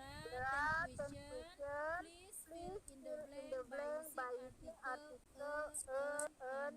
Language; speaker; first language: English; non-native, learner; Indonesian